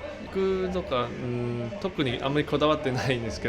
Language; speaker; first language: Japanese; non-native, fluent; Cantonese